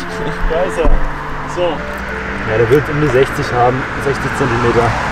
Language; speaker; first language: German; native; German